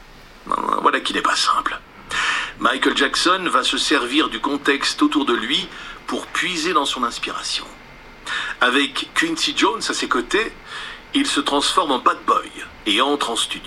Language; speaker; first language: French; native; French